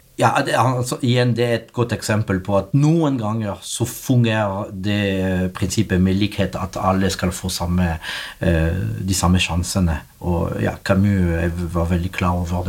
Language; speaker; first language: Norwegian; non-native, fluent; French